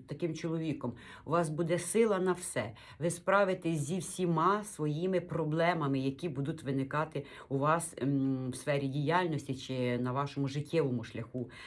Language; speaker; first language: Ukrainian; non-native, local second language; Russian